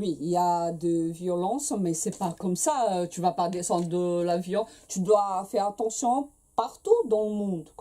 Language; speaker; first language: French; non-native, fluent; Portuguese